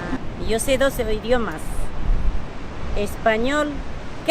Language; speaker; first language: Spanish; non-native, local second language; Quechua